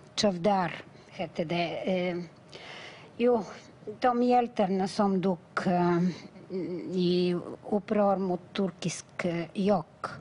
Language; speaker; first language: Swedish; non-native, fluent; Bulgarian